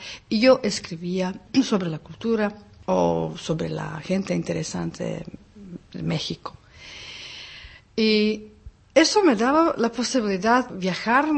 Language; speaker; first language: Spanish; non-native, fluent; Czech